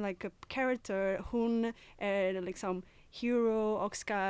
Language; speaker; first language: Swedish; non-native, fluent; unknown